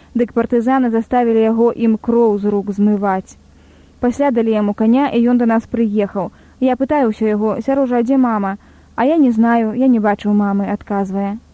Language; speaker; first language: Belarusian; native; Belarusian